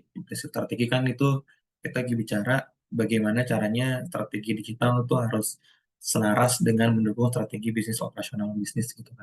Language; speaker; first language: Indonesian; native; Indonesian